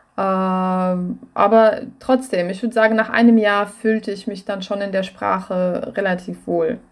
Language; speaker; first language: German; non-native, fluent; Russian